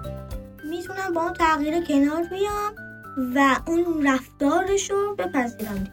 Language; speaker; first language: Persian; native; Persian